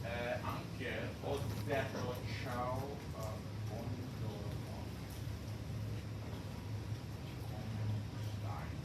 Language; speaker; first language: Italian; non-native, learner; English